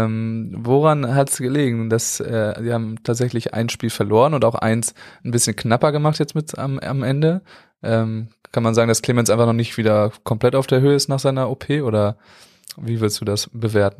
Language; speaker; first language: German; native; German